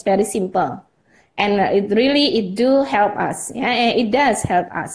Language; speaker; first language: English; non-native, fluent; Indonesian